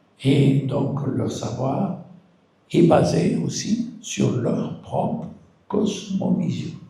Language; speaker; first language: French; non-native, fluent; Spanish